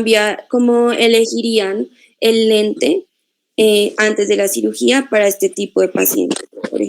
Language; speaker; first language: Spanish; native; Spanish